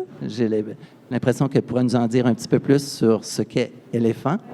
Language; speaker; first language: French; native; French